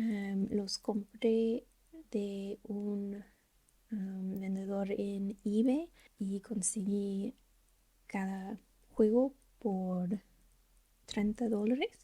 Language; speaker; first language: Spanish; non-native, learner; English